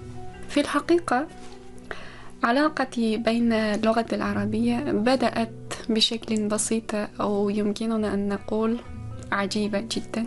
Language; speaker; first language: Arabic; non-native, fluent; Uzbek